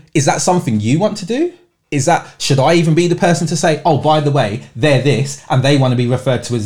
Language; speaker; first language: English; native; English